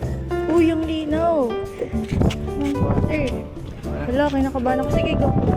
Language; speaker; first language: Filipino; native; Filipino